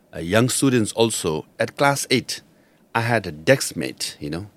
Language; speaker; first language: English; non-native, local second language; Nepali